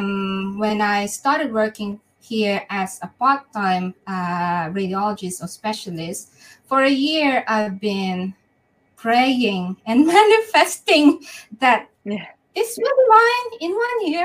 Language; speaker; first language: English; non-native, local second language; Filipino